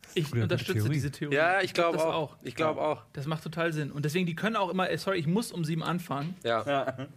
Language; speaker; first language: German; native; German